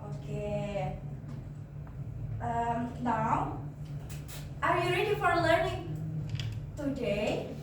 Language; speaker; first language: English; non-native, learner; Indonesian